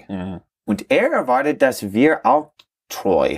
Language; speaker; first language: German; non-native, fluent; English